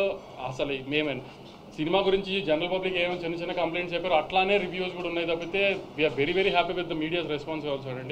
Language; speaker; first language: Telugu; native; Telugu